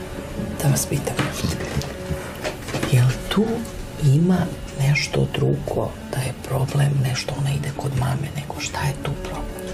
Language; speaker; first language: Serbian; native; Serbian